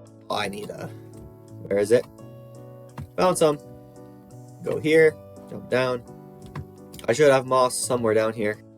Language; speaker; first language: English; native; English